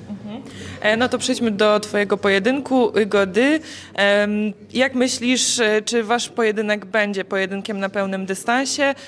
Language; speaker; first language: Polish; native; Polish